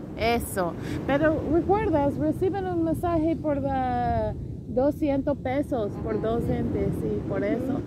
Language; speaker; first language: Spanish; non-native, learner; English